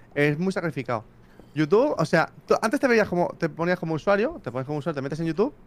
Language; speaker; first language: Spanish; native; Spanish